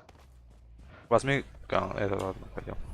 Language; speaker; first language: Russian; non-native, local second language; Tajik